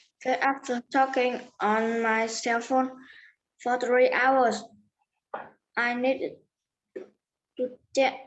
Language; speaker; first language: English; non-native, learner; Vietnamese